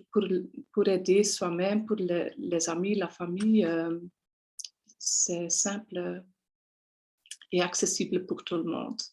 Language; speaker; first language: French; non-native, local second language; Dutch